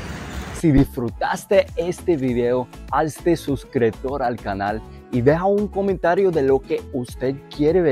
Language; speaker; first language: Spanish; non-native, fluent; English